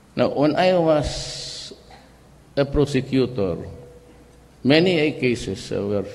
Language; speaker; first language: English; non-native, local second language; Cebuano